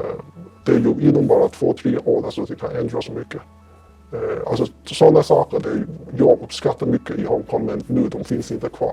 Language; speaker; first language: Swedish; non-native, fluent; Cantonese